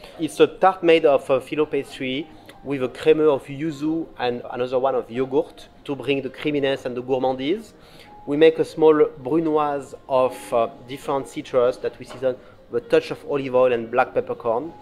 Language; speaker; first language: English; non-native, fluent; French